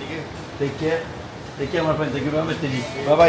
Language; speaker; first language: English; non-native, learner; French